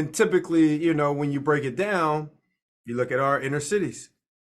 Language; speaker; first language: English; native; English